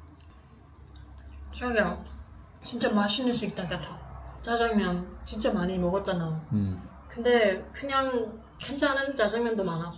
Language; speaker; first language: Korean; non-native, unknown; German